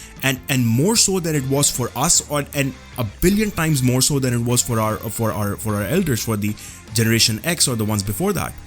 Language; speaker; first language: English; non-native, local second language; Urdu